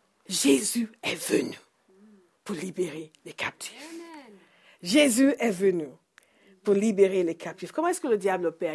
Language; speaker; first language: French; non-native, fluent; English